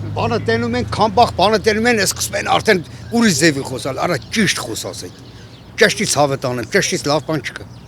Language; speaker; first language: Armenian; native; Armenian